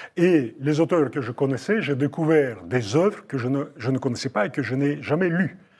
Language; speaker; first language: French; non-native, fluent; Russian